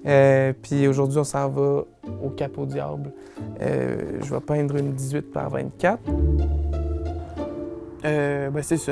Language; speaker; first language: French; native; French